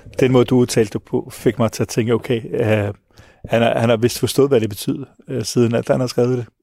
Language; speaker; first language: Danish; early bilingual, other home language; Arabic